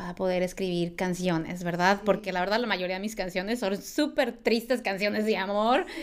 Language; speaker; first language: Spanish; early bilingual, heritage; Spanish